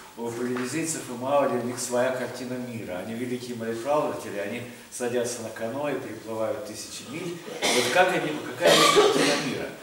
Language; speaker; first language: Russian; native; Russian